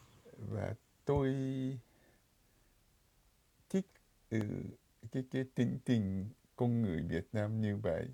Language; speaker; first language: Vietnamese; non-native, fluent; Japanese